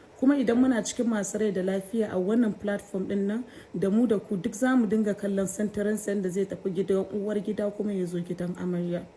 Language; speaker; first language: Hausa; non-native, local second language; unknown